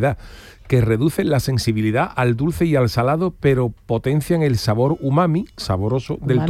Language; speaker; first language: Spanish; native; Spanish